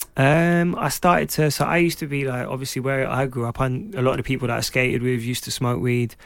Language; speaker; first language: English; native; English